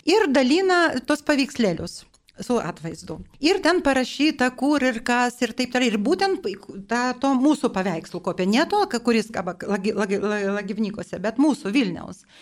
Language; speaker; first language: Lithuanian; non-native, local second language; Polish